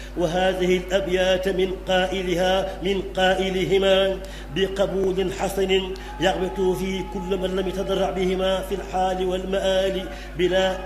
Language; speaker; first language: Arabic; non-native, fluent; Wolof